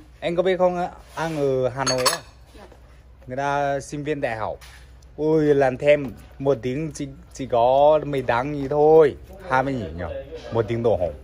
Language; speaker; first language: Vietnamese; non-native, fluent; Chinese